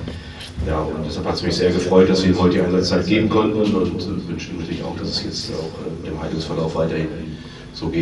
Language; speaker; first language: German; native; German